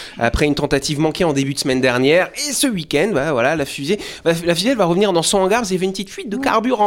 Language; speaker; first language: French; native; French